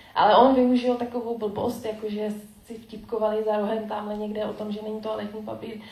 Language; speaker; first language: Czech; native; Czech